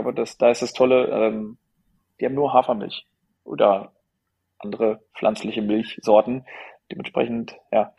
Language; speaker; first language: German; native; German